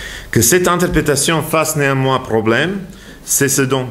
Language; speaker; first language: French; non-native, fluent; Serbian